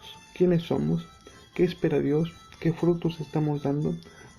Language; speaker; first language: Spanish; native; Spanish